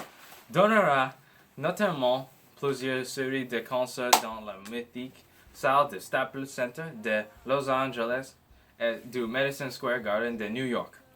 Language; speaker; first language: French; non-native, learner; English